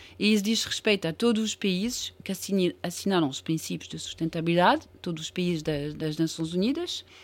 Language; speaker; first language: Portuguese; non-native, fluent; French